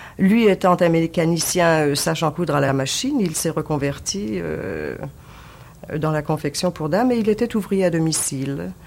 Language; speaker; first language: French; early bilingual, other home language; Yiddish